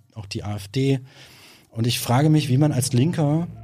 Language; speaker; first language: German; native; German